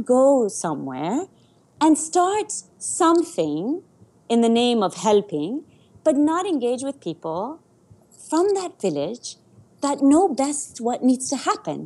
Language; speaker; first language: English; non-native, fluent; Persian